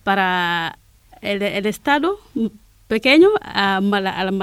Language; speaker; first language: Spanish; non-native, learner; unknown